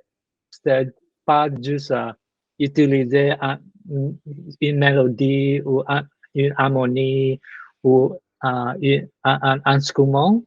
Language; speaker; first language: French; non-native, learner; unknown